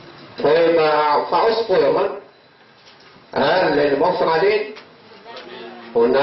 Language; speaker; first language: Arabic; non-native, fluent; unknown